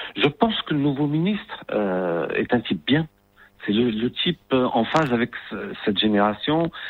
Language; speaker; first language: French; non-native, local second language; Arabic